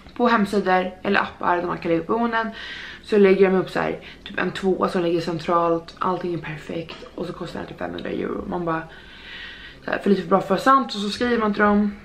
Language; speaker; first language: Swedish; native; Swedish